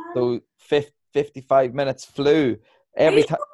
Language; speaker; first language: English; native; English